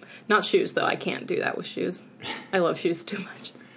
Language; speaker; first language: English; native; English